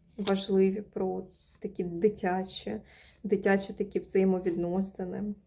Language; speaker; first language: Ukrainian; non-native, local second language; Russian